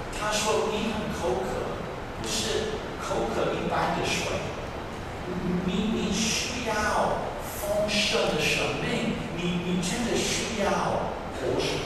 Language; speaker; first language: Chinese; non-native, fluent; English